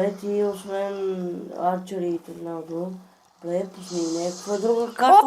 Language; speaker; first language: Bulgarian; native; Bulgarian